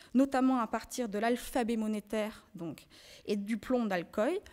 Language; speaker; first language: French; native; French